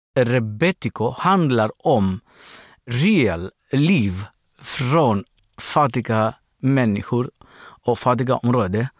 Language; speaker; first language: Swedish; non-native, fluent; Greek